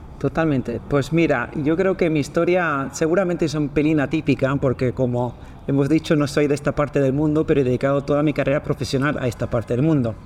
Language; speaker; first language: Spanish; non-native, fluent; Swedish